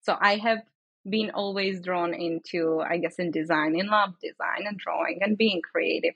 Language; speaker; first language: English; non-native, fluent; Czech